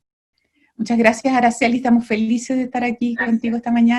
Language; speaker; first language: Spanish; native; Spanish